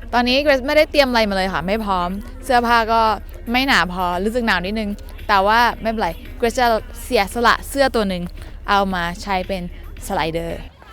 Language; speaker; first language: Thai; native; Thai